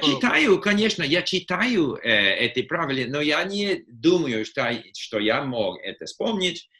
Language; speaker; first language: Russian; non-native, fluent; English